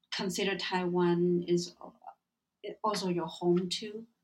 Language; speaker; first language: English; non-native, fluent; Chinese